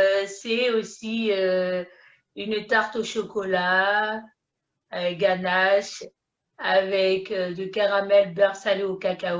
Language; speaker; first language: French; early bilingual, other home language; Haitian Creole